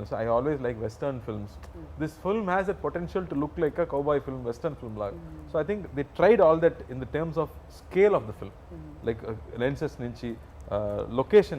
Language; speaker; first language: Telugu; non-native, fluent; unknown